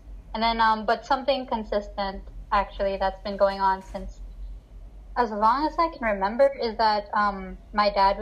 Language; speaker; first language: English; non-native, local second language; Filipino